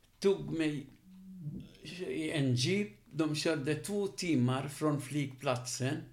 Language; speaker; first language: Swedish; non-native, fluent; Arabic